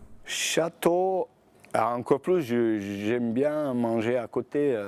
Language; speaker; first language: French; non-native, fluent; Bosnian